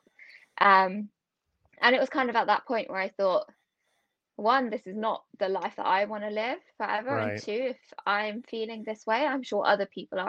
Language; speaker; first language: English; native; English